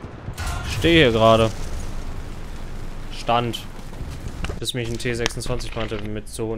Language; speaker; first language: German; native; German